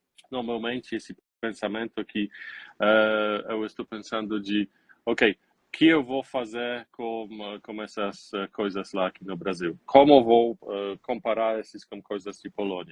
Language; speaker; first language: Portuguese; non-native, learner; Polish